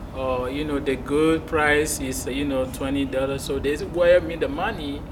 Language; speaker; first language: English; non-native, fluent; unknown